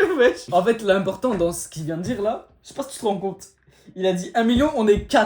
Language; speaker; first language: French; native; French